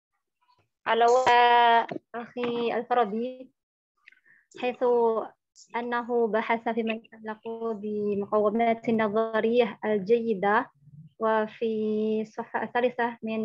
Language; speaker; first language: Arabic; non-native, learner; Indonesian